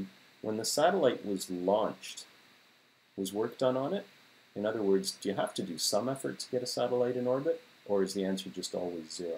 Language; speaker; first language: English; native; English